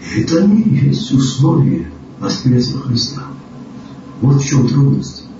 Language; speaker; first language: Russian; non-native, local second language; Georgian